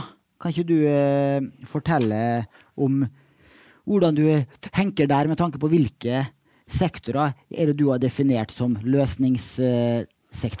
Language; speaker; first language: Norwegian; native; Norwegian